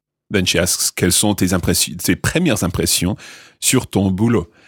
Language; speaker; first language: French; non-native, fluent; English